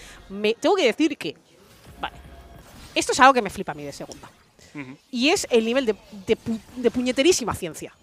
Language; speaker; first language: Spanish; native; Spanish